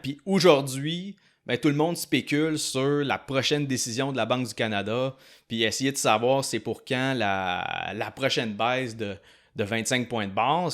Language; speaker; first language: French; native; French